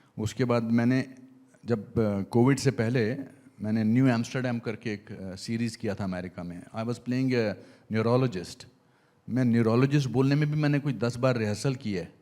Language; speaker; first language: Hindi; native; Hindi